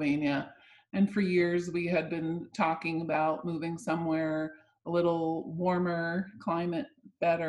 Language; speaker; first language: English; native; English